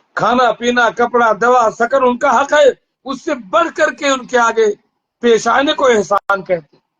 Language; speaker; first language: Urdu; native; Urdu